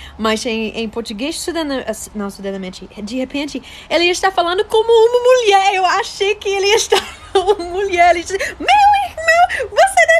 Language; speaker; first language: Portuguese; non-native, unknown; English